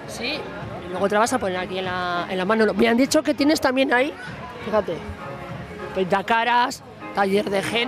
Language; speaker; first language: Spanish; native; Spanish